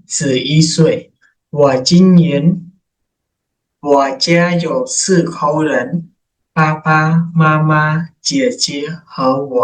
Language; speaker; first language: Chinese; non-native, fluent; Khmer